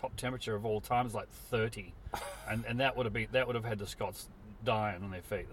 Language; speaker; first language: English; native; English